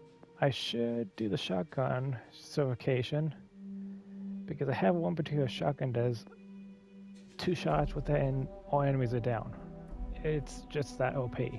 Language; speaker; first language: English; native; English